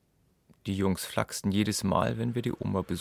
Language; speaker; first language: German; native; German